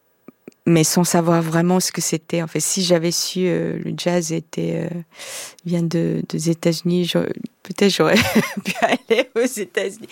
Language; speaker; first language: French; non-native, fluent; Korean